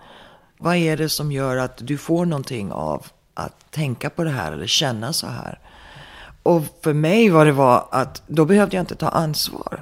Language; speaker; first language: Swedish; early bilingual, heritage; Swedish